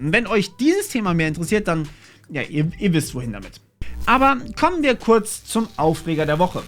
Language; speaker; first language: German; native; German